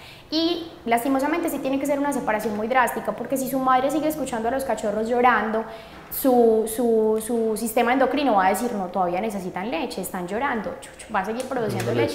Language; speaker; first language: Spanish; native; Spanish